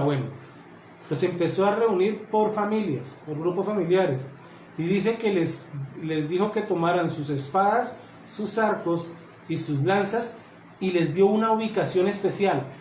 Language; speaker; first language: Spanish; native; Spanish